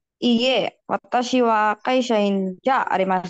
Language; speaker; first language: Japanese; non-native, learner; Filipino